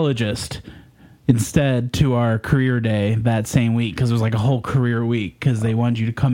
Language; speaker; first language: English; native; English